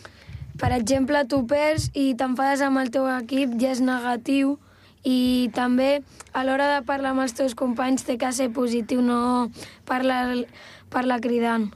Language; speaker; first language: Catalan; native; Catalan